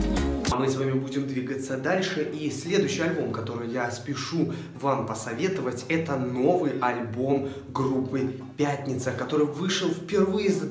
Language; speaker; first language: Russian; native; Russian